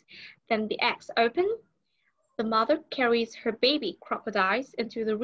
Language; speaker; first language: English; non-native, learner; Vietnamese